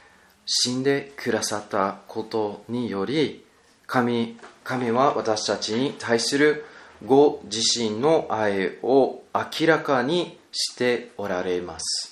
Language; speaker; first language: Japanese; non-native, learner; English